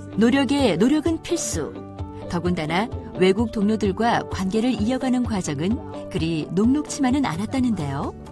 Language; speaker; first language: Korean; native; Korean